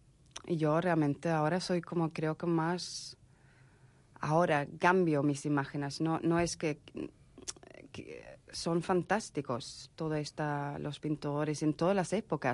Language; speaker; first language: Spanish; non-native, fluent; Swedish